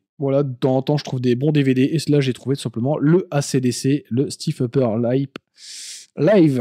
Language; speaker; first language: French; native; French